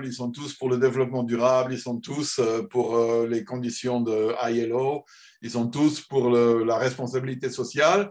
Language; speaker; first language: French; non-native, fluent; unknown